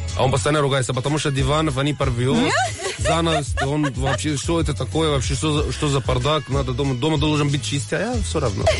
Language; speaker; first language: Russian; non-native, fluent; Arabic